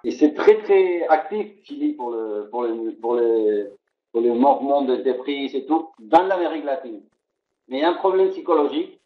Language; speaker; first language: French; non-native, fluent; Spanish